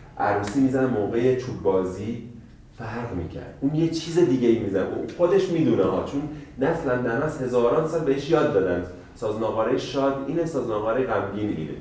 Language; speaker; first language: Persian; native; Persian